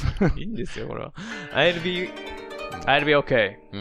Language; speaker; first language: English; non-native, learner; Japanese